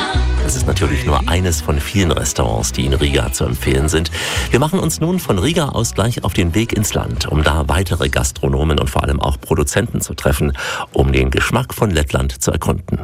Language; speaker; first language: German; native; German